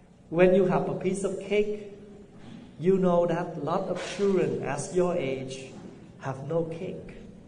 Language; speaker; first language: English; non-native, fluent; Vietnamese